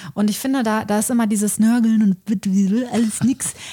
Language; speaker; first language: German; native; German